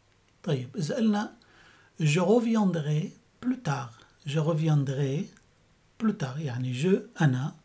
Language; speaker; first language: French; non-native, fluent; Arabic